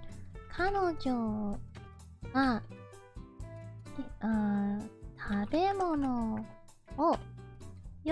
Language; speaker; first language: Japanese; non-native, learner; English